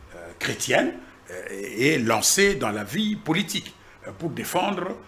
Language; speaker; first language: French; non-native, local second language; Lingala